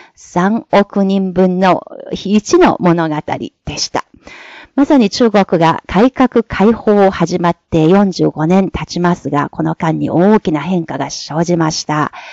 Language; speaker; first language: Japanese; non-native, fluent; Chinese